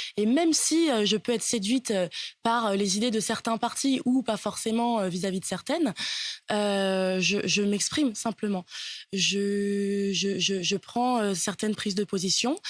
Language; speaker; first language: French; native; French